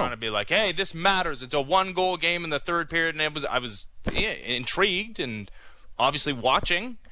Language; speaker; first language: English; native; English